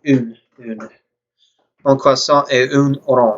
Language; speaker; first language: French; non-native, learner; English